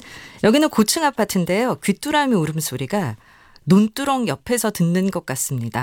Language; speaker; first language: Korean; native; Korean